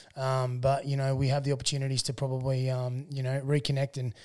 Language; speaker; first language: English; native; English